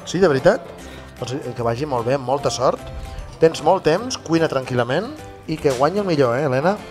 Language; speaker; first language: Catalan; native; Catalan